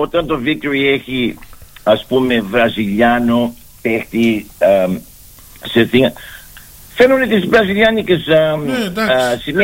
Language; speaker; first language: Greek; early bilingual, heritage; Greek